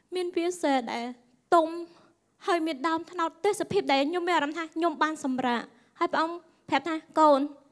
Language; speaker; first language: Khmer; native; Khmer